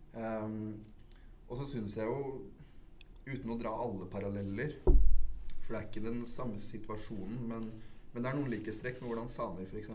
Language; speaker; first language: Norwegian; native; Norwegian